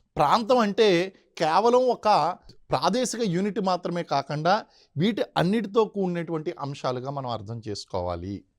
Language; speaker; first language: Telugu; native; Telugu